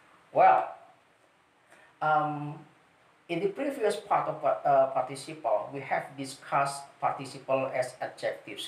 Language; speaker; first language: English; non-native, fluent; Indonesian